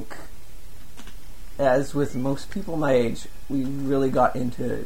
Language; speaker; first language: English; native; English